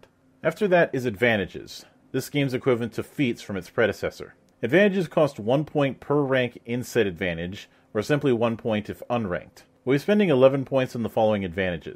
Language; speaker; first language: English; native; English